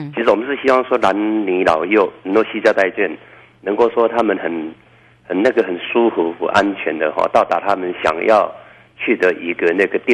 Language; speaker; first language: Chinese; native; Chinese